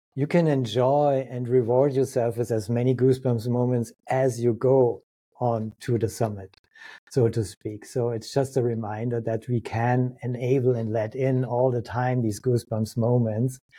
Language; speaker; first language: English; non-native, fluent; German